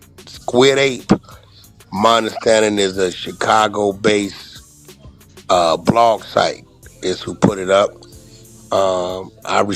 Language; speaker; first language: English; native; English